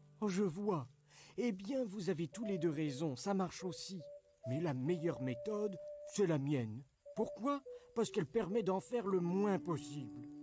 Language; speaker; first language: French; non-native, fluent; Uzbek